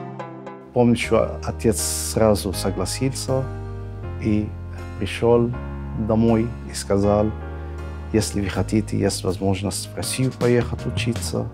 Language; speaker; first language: Russian; non-native, fluent; Arabic